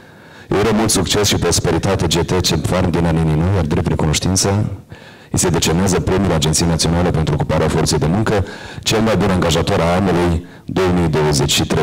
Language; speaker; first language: Romanian; native; Romanian